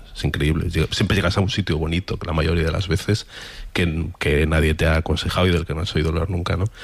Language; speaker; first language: Spanish; native; Spanish